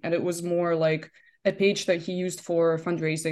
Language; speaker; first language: English; non-native, fluent; Russian